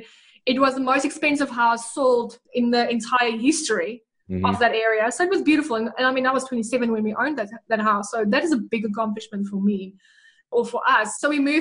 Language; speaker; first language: English; non-native, local second language; Afrikaans